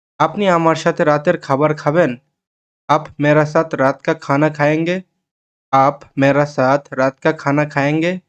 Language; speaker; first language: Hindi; non-native, learner; Bangla